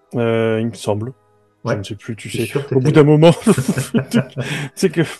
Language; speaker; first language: French; native; French